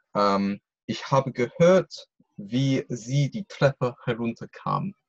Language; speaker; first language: German; non-native, fluent; English